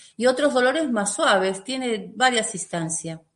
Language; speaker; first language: Spanish; native; Spanish